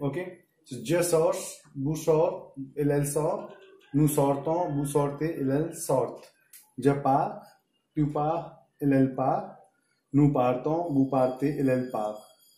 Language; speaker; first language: French; non-native, learner; Hindi